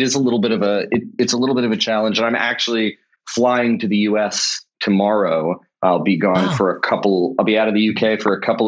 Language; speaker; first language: English; native; English